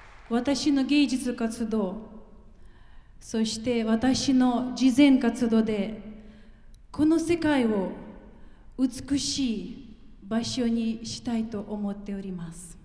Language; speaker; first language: Japanese; non-native, fluent; Ukrainian